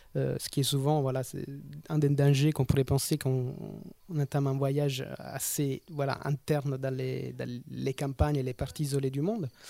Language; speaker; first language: French; non-native, fluent; Italian